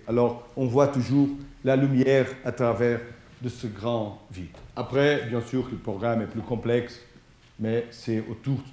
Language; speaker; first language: French; non-native, fluent; Portuguese